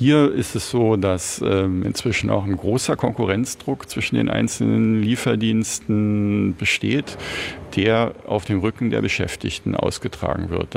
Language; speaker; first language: German; native; German